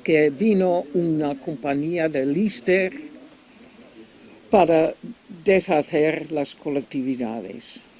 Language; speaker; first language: Spanish; non-native, fluent; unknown